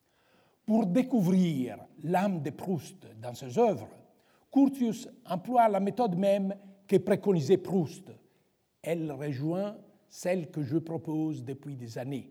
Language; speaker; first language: French; non-native, fluent; Italian